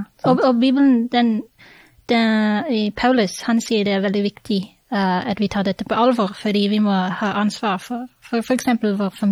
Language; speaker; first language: Norwegian; non-native, fluent; English